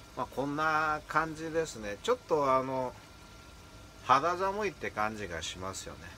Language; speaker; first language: Japanese; native; Japanese